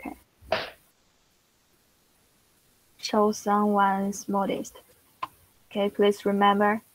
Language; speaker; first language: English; non-native, fluent; Chinese